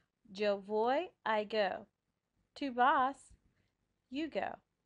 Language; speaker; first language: English; native; English